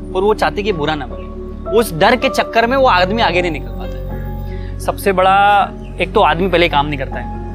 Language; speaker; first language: Hindi; native; Hindi